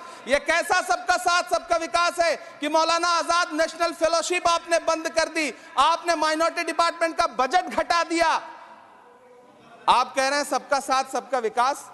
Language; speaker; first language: Hindi; native; Hindi